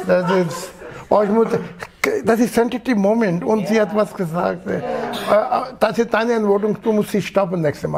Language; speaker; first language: German; non-native, learner; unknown